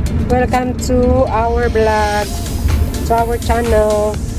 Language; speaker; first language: English; non-native, local second language; Filipino